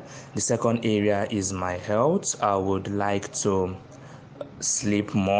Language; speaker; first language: English; non-native, local second language; Igbo